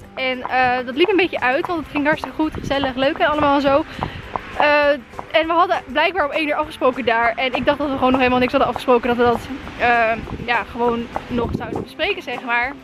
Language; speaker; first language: Dutch; native; Dutch